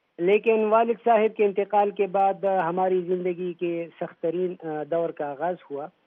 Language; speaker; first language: Urdu; non-native, local second language; Pashto